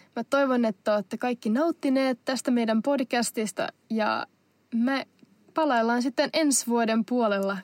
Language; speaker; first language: Finnish; non-native, local second language; Swedish